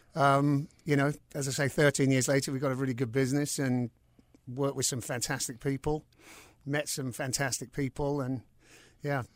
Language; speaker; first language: English; native; English